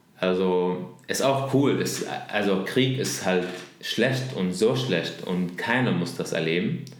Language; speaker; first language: German; non-native, learner; Arabic